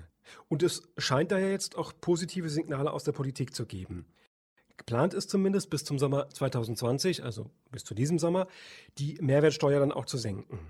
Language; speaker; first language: German; native; German